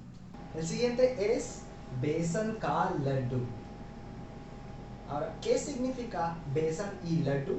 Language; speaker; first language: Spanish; non-native, fluent; Hindi